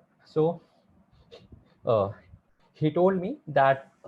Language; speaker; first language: English; non-native, local second language; Hindi